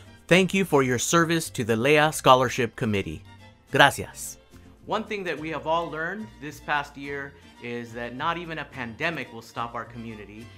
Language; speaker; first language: English; early bilingual, other home language; Spanish